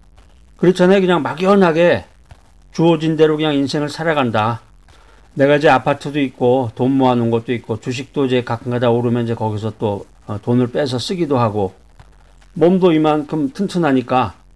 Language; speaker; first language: Korean; native; Korean